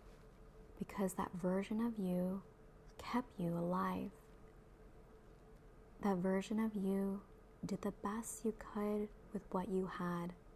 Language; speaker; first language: English; native; English